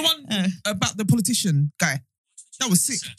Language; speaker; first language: English; native; English